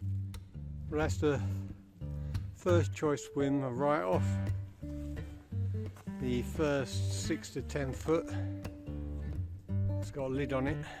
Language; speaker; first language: English; native; English